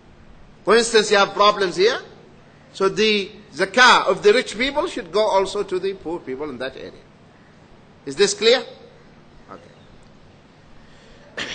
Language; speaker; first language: English; non-native, fluent; Arabic